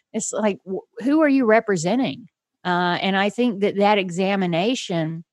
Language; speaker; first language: English; native; English